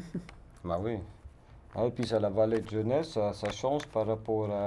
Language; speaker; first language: French; non-native, learner; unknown